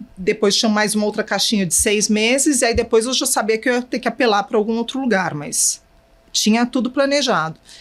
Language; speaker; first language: Portuguese; native; Portuguese